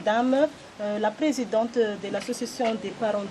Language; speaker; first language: French; non-native, local second language; Malagasy